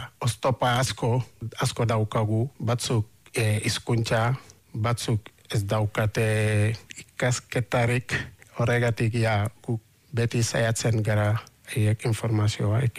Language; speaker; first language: Basque; non-native, fluent; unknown